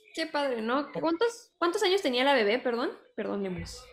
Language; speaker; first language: Spanish; native; Spanish